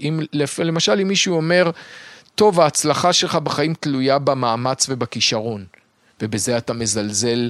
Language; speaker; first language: Hebrew; native; Hebrew